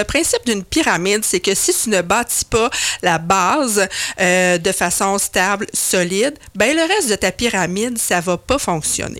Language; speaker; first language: French; native; French